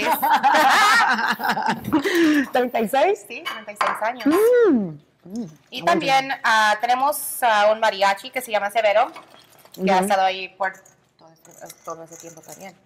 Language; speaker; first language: Spanish; early bilingual, heritage; Spanish